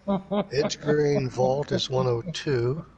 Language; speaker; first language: English; native; English